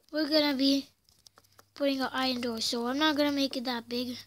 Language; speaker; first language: English; native; English